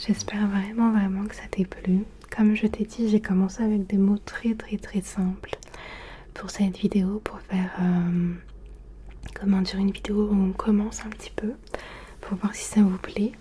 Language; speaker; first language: French; early bilingual, other home language; Turkish